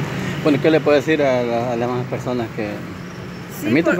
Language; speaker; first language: Spanish; native; Spanish